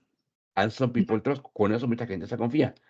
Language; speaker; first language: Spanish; native; Spanish